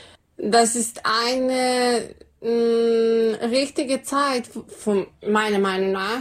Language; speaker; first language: German; non-native, learner; Serbian